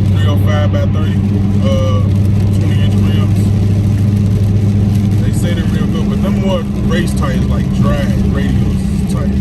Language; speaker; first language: English; native; English